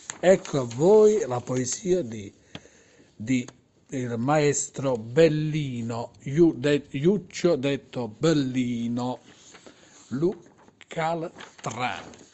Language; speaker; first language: Italian; native; Italian